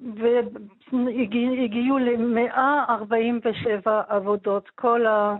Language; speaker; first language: Hebrew; non-native, fluent; French